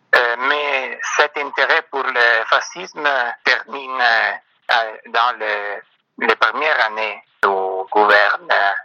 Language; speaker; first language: French; non-native, fluent; Italian